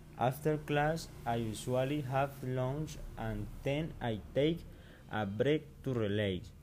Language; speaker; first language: English; non-native, learner; Spanish